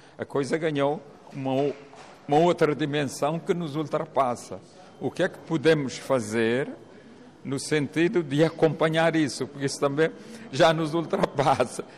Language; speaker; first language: Portuguese; non-native, local second language; Kabuverdianu